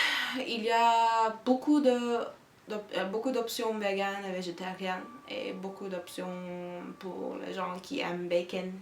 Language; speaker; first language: French; non-native, learner; Turkish